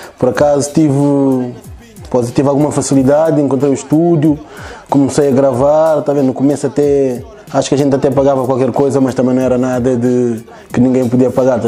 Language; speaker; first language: Portuguese; early bilingual, other home language; Kabuverdianu